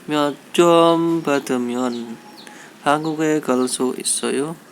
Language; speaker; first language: Korean; non-native, learner; Indonesian